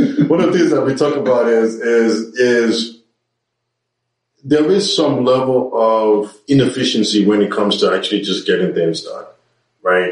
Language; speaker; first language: English; non-native, local second language; Yoruba